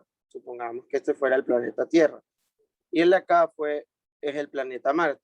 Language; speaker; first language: Spanish; native; Spanish